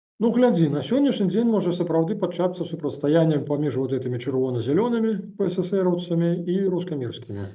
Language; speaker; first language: Belarusian; non-native, local second language; Russian